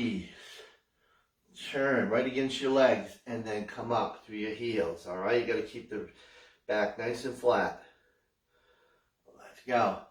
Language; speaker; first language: English; native; English